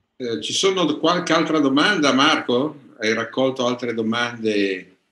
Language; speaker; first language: Italian; native; Italian